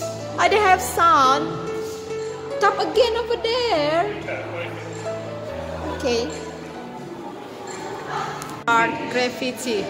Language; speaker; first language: English; non-native, learner; Indonesian